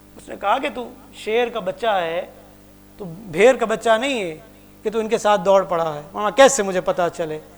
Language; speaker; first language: Urdu; non-native, local second language; Punjabi